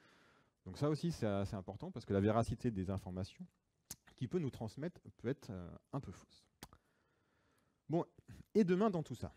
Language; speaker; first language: French; native; French